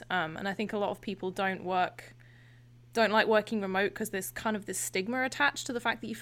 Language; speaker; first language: English; native; English